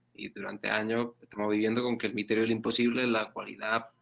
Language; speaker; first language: Spanish; native; Spanish